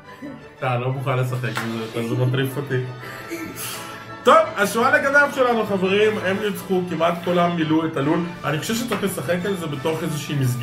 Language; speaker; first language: Hebrew; native; Hebrew